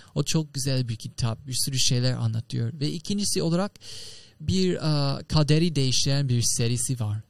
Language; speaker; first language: Turkish; non-native, fluent; English